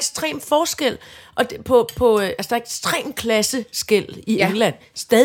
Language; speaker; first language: Danish; native; Danish